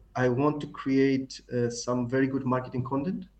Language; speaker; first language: English; non-native, fluent; Greek